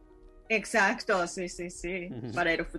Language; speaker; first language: Spanish; non-native, fluent; Japanese